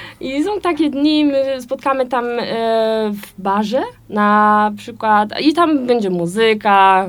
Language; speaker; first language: Polish; non-native, learner; German